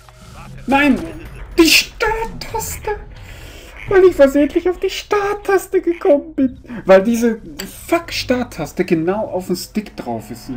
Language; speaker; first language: German; native; German